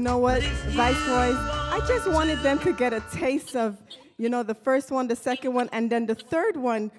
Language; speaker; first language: English; native; English